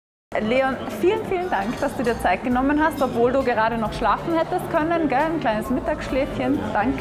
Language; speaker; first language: German; native; German